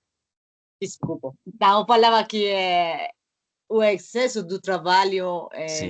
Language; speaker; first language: Portuguese; non-native, learner; Spanish